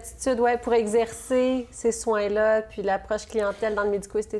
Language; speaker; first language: French; native; French